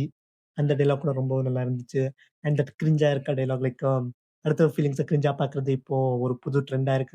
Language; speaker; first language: Tamil; non-native, learner; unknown